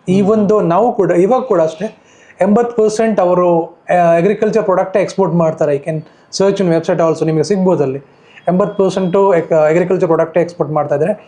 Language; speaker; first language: Kannada; native; Kannada